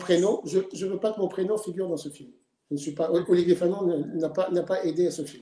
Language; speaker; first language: French; native; French